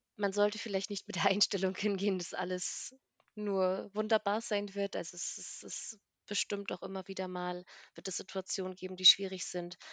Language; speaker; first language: German; native; German